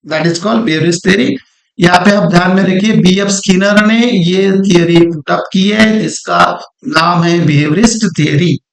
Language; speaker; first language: Hindi; non-native, local second language; Marathi